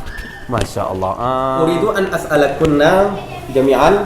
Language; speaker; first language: Arabic; non-native, fluent; Indonesian